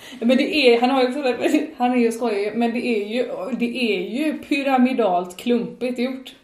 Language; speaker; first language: Swedish; native; Swedish